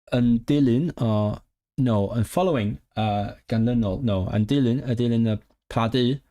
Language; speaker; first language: Welsh; non-native, learner; Cantonese